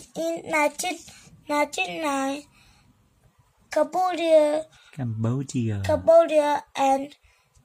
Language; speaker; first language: English; non-native, learner; Vietnamese